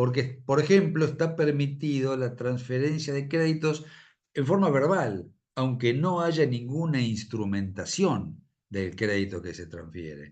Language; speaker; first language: Spanish; native; Spanish